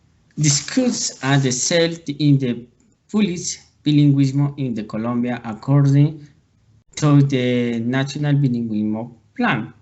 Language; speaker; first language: English; non-native, learner; Spanish